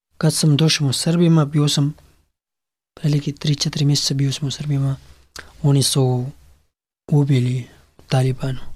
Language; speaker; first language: Serbian; non-native, learner; Pashto